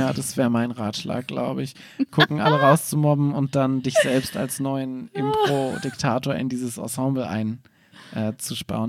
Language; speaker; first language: German; native; German